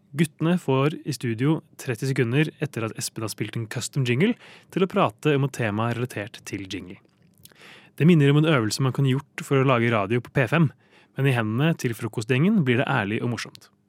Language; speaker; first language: Norwegian; native; Norwegian